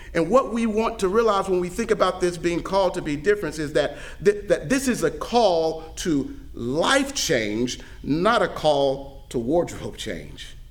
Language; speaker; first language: English; native; English